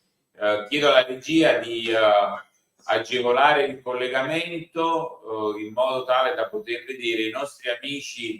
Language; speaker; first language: Italian; native; Italian